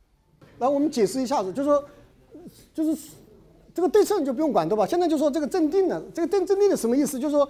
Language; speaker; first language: Chinese; native; Chinese